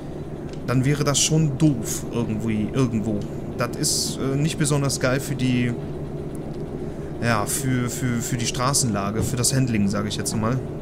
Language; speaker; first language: German; native; German